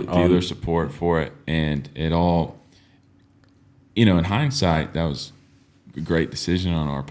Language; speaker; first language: English; native; English